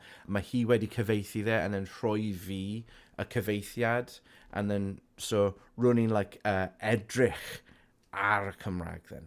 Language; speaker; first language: Welsh; non-native, local second language; English